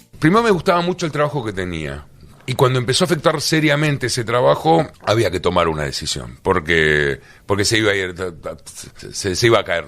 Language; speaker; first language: Spanish; native; Spanish